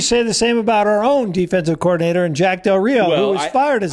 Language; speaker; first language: English; native; English